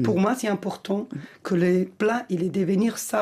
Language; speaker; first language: French; non-native, fluent; Georgian